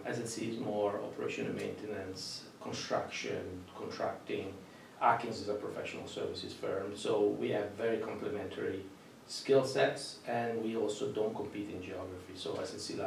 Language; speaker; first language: English; non-native, fluent; Italian